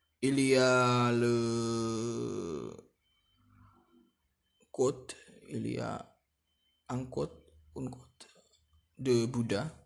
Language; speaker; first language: French; non-native, learner; Indonesian